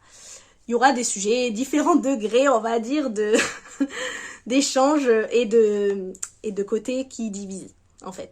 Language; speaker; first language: French; native; French